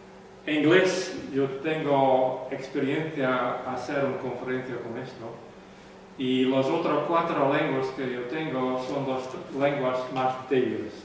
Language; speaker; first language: Spanish; non-native, learner; Western Frisian